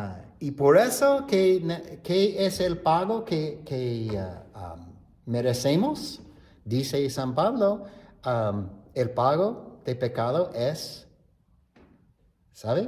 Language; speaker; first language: Spanish; non-native, fluent; English